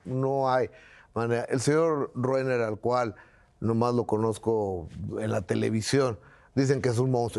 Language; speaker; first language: Spanish; native; Spanish